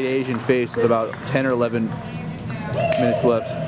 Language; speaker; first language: English; native; English